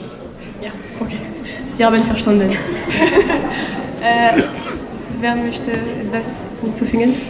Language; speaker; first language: German; non-native, learner; French